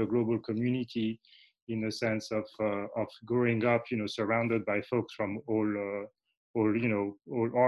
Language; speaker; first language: English; non-native, fluent; French